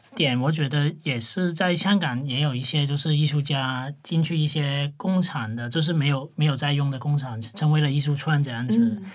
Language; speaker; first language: Chinese; non-native, local second language; Cantonese